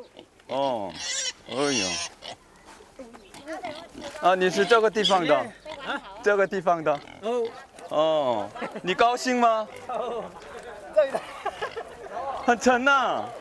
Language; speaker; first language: Chinese; non-native, learner; Korean